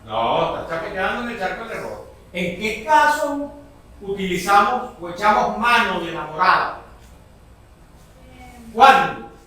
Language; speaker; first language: Spanish; native; Spanish